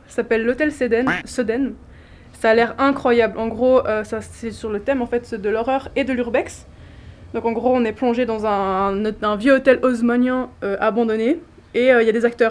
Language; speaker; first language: French; native; French